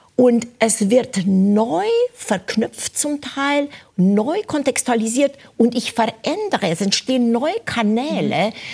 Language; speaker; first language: German; non-native, fluent; Romanian